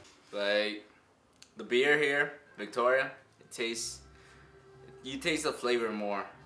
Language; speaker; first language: English; native; English